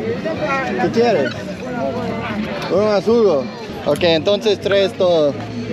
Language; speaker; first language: Spanish; non-native, learner; English